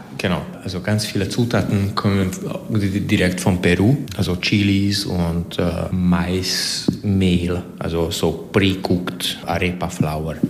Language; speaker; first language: German; non-native, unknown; Hungarian